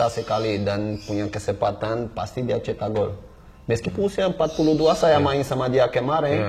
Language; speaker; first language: Indonesian; non-native, fluent; Portuguese